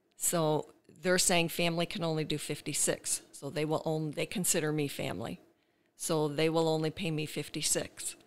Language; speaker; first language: English; native; English